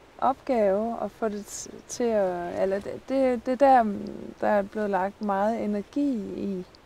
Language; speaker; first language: Danish; native; Danish